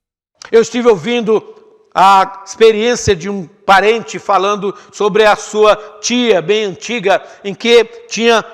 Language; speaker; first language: Portuguese; native; Portuguese